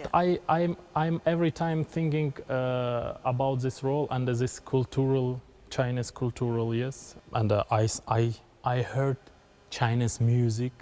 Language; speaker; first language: English; non-native, learner; Kazakh